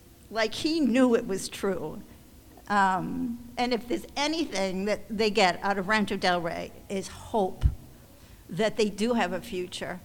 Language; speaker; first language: English; native; English